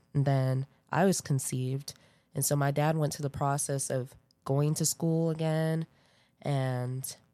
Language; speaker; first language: English; early bilingual, other home language; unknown